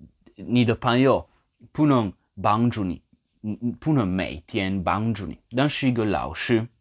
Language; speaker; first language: Chinese; non-native, fluent; English